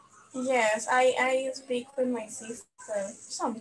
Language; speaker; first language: English; non-native, learner; Spanish